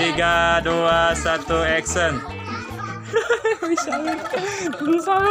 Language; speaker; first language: Indonesian; non-native, local second language; Sundanese